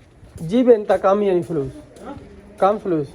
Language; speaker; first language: Arabic; non-native, learner; Urdu